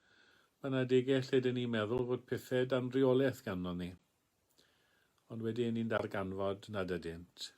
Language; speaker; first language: Welsh; native; Welsh